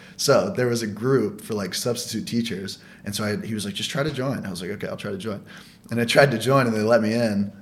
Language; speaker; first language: English; native; English